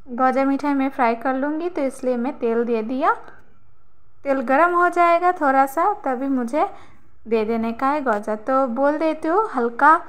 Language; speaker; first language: Hindi; non-native, local second language; Bangla